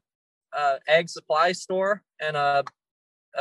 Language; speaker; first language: English; native; English